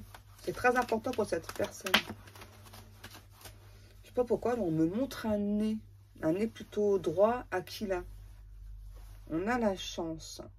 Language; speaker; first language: French; native; French